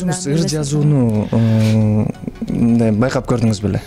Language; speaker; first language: Kyrgyz; native; Kyrgyz